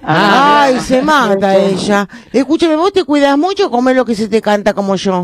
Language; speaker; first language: Spanish; native; Spanish